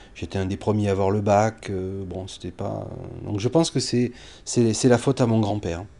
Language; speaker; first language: French; native; French